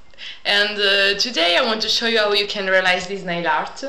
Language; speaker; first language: English; non-native, learner; Italian